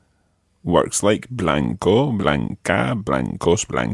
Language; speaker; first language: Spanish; non-native, fluent; English